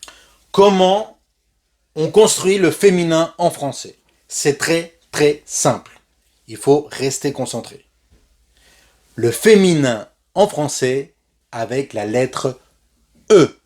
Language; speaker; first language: French; non-native, fluent; Spanish